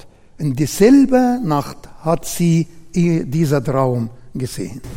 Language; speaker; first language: German; non-native, learner; Arabic